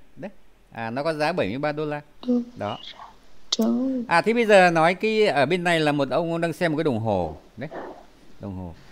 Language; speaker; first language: Vietnamese; native; Vietnamese